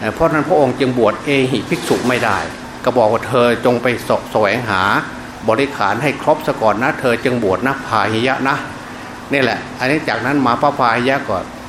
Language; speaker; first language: Thai; non-native, local second language; Northeastern Thai